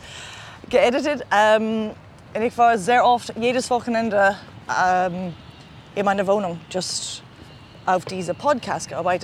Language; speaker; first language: German; non-native, learner; English